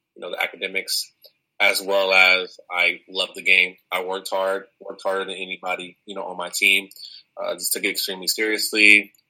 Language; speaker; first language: English; native; English